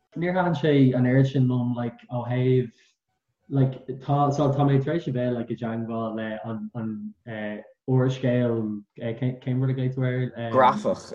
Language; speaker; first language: Irish; non-native, local second language; English